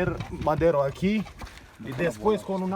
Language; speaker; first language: Spanish; non-native, learner; Romanian